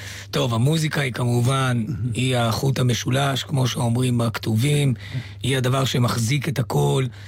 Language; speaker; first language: Hebrew; native; Hebrew